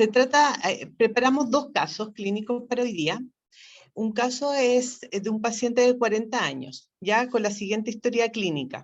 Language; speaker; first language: Spanish; native; Spanish